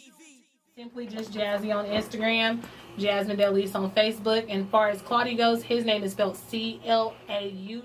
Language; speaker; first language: English; native; English